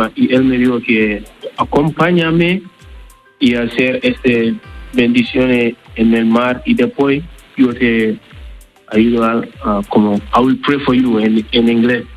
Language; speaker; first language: Spanish; non-native, learner; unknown